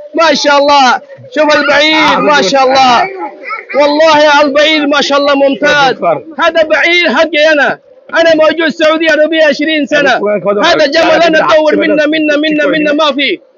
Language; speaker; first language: Arabic; non-native, learner; Bangla